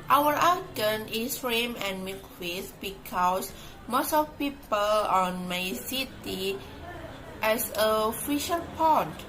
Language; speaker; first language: English; non-native, learner; Indonesian